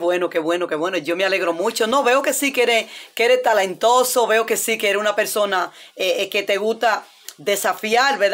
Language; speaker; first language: Spanish; native; Spanish